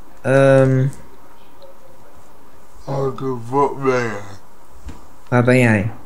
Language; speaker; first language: Dutch; native; Dutch